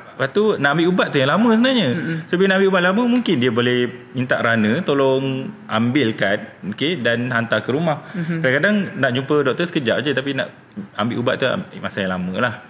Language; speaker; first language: Malay; native; Malay